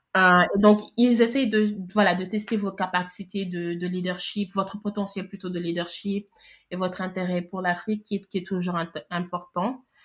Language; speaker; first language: French; non-native, local second language; Wolof